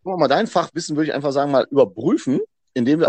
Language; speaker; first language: German; native; German